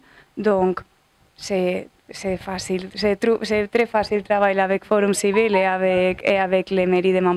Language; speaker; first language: French; non-native, learner; Spanish